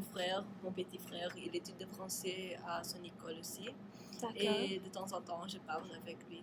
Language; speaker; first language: French; non-native, learner; English